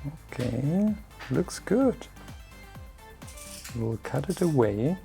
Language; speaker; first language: English; non-native, fluent; German